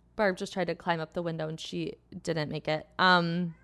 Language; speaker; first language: English; native; English